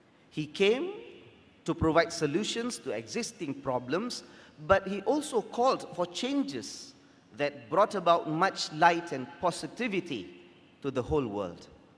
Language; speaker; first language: English; non-native, local second language; Malay